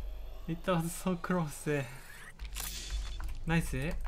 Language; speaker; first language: English; non-native, learner; Japanese